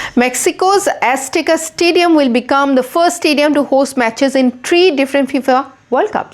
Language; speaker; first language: English; non-native, local second language; Assamese